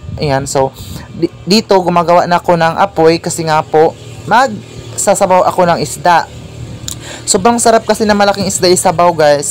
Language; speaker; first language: Filipino; non-native, local second language; Cebuano